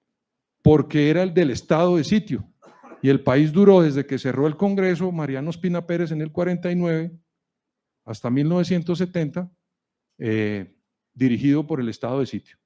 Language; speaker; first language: Spanish; native; Spanish